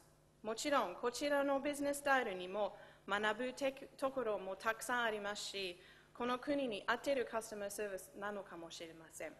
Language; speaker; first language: Japanese; non-native, fluent; English